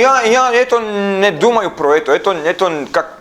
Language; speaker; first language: Russian; non-native, learner; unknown